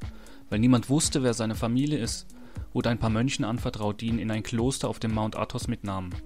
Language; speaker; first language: German; native; German